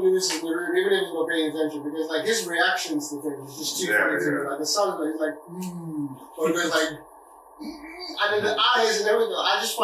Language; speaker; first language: English; non-native, local second language; Yoruba